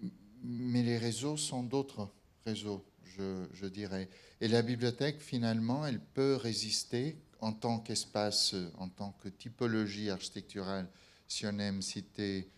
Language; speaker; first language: French; non-native, fluent; Portuguese